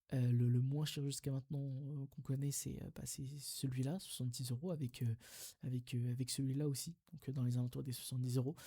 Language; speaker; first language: French; native; French